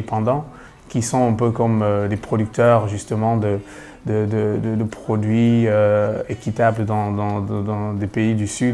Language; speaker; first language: French; non-native, local second language; Basaa